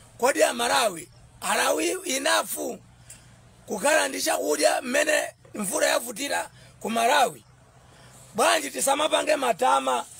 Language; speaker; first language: Nyanja; non-native, local second language; Tumbuka